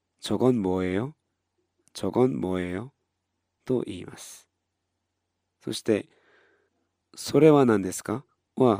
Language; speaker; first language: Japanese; non-native, fluent; Korean